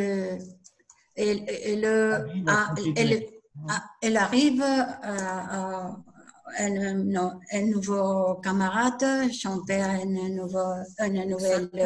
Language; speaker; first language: French; non-native, learner; Spanish